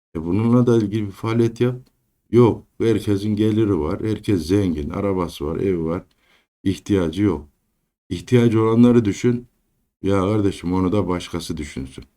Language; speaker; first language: Turkish; native; Turkish